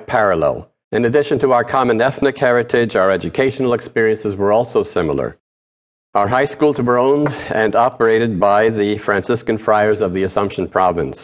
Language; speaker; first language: English; early bilingual, other home language; Polish